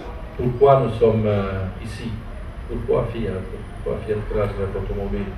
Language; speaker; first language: French; non-native, fluent; Italian